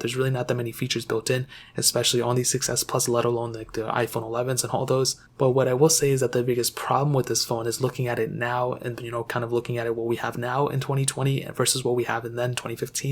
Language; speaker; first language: English; native; English